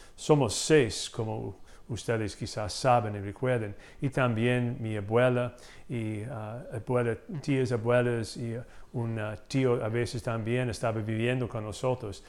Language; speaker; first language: Spanish; non-native, fluent; English